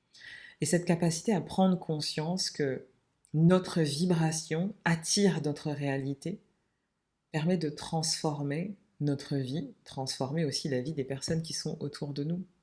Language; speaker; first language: French; native; French